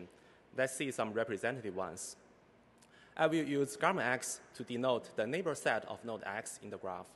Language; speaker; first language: English; non-native, fluent; Chinese